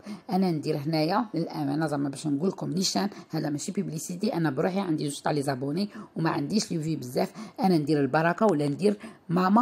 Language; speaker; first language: Arabic; native; Arabic